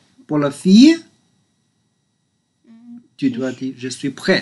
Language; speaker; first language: French; non-native, learner; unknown